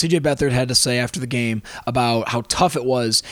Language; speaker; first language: English; native; English